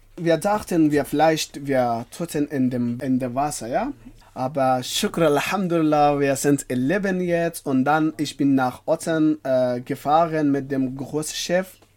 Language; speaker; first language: German; non-native, learner; Persian